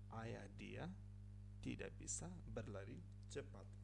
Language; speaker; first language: Indonesian; non-native, fluent; Ukrainian